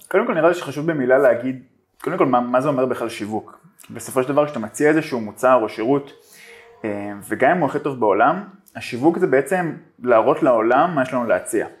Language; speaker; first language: Hebrew; native; Hebrew